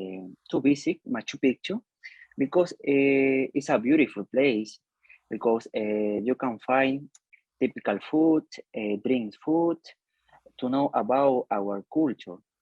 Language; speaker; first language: English; non-native, learner; Spanish